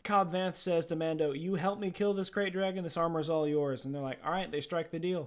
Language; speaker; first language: English; native; English